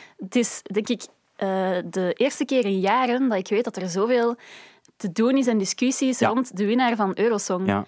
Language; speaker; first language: Dutch; native; Dutch